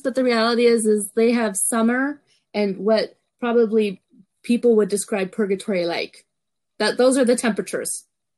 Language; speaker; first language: English; native; English